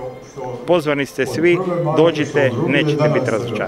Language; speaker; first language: Croatian; native; Croatian